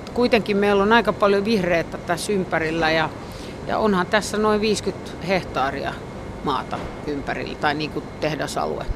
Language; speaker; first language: Finnish; non-native, local second language; Swedish